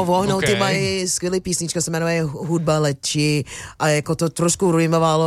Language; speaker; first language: Czech; non-native, fluent; English